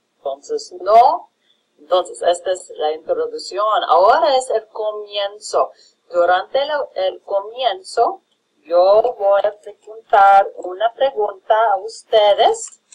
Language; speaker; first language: Spanish; non-native, fluent; English